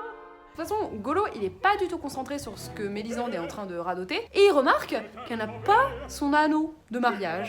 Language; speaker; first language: French; native; French